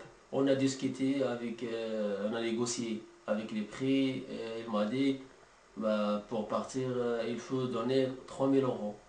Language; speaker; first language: French; non-native, learner; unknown